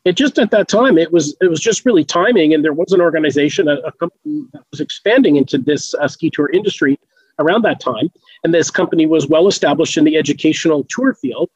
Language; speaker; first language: English; native; English